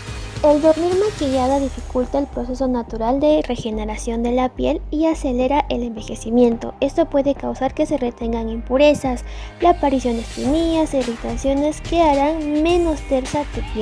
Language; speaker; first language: Spanish; native; Spanish